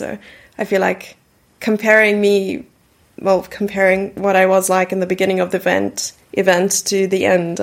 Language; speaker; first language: English; native; English